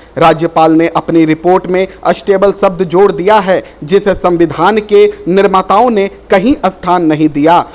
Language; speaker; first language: Hindi; native; Hindi